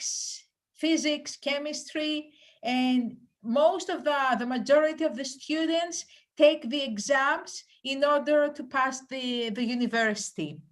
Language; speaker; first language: English; non-native, fluent; Greek